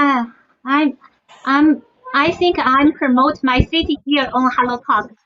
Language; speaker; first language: English; non-native, fluent; Chinese